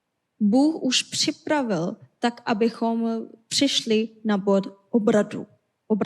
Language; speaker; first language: Czech; non-native, fluent; Korean